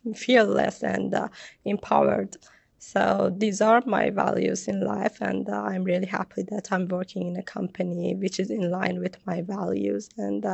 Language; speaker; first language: English; non-native, fluent; Persian